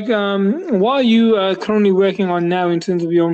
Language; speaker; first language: English; native; English